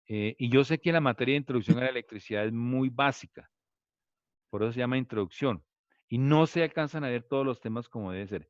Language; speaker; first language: Spanish; native; Spanish